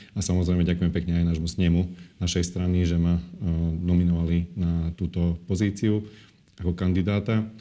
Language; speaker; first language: Slovak; non-native, local second language; Hungarian